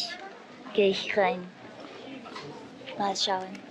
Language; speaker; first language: German; non-native, learner; Japanese